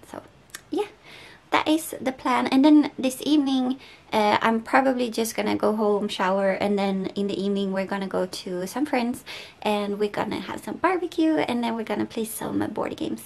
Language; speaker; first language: English; non-native, fluent; Swedish